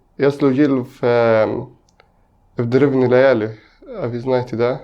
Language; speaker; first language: Russian; non-native, learner; Arabic